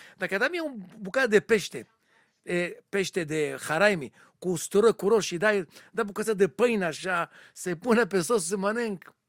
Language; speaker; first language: Romanian; non-native, learner; Hebrew